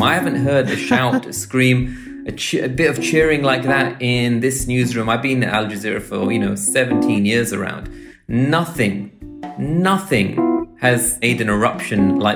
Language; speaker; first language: English; native; English